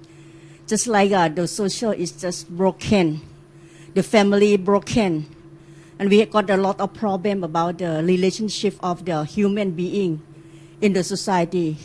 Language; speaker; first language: English; non-native, learner; Thai